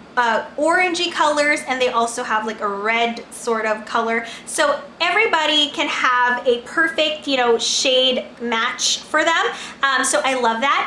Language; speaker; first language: English; non-native, local second language; Filipino